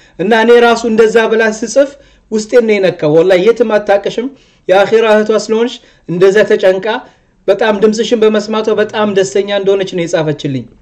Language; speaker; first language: Amharic; early bilingual, heritage; Amharic